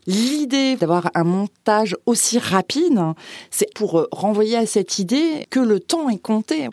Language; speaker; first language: French; native; French